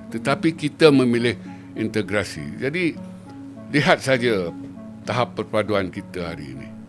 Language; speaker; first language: Malay; native; Malay